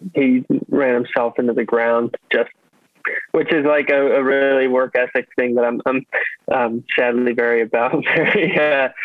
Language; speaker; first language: English; native; English